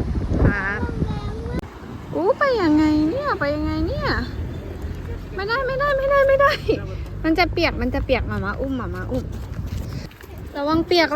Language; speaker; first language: Thai; native; Thai